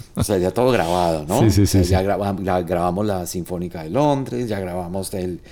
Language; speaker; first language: Spanish; native; Spanish